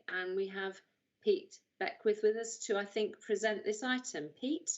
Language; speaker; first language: English; native; English